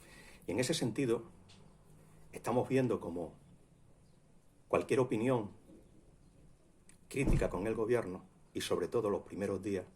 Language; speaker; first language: Spanish; native; Spanish